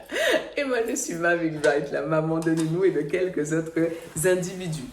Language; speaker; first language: French; native; French